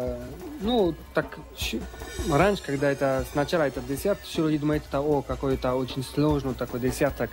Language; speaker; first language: Russian; non-native, learner; French